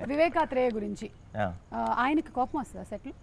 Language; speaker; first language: Telugu; native; Telugu